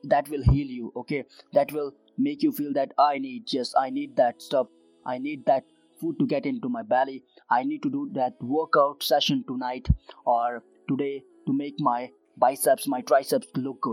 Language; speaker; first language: English; non-native, local second language; Hindi